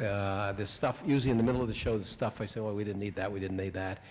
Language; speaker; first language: English; native; English